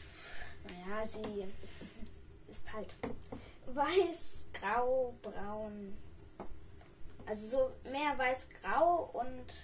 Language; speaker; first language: German; early bilingual, other home language; Russian